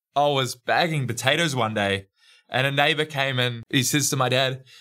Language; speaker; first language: English; native; English